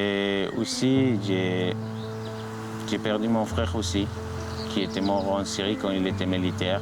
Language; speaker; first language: French; non-native, learner; Arabic